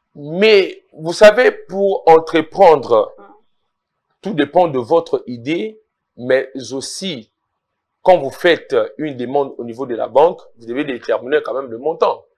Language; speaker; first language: French; non-native, local second language; Lingala